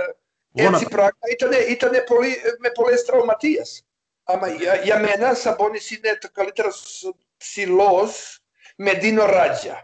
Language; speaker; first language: Greek; non-native, learner; Serbian